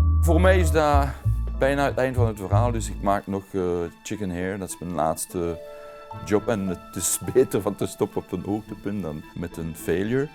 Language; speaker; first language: Dutch; non-native, local second language; French